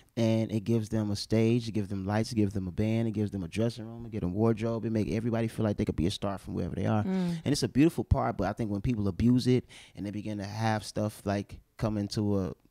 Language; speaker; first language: English; native; English